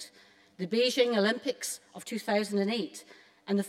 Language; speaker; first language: English; native; English